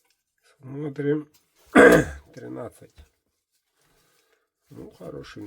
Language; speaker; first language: Russian; non-native, local second language; Yakut